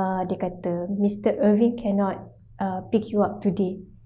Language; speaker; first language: English; non-native, local second language; Malay